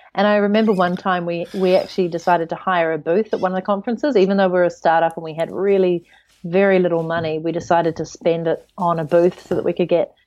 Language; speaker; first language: English; native; English